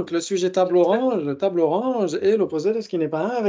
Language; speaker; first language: French; native; French